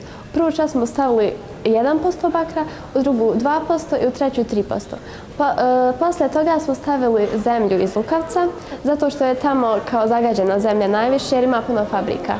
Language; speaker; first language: Bosnian; native; Bosnian